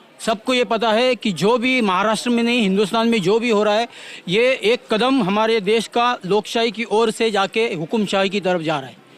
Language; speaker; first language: Hindi; non-native, local second language; Marathi